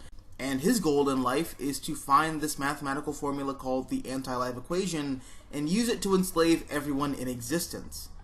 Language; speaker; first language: English; native; English